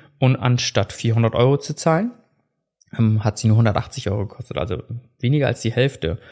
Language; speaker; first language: German; early bilingual, other home language; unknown